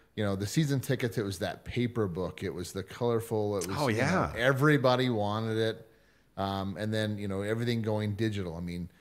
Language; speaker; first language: English; native; English